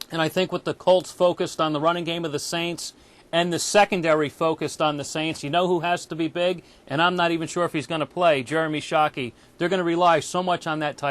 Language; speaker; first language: English; native; English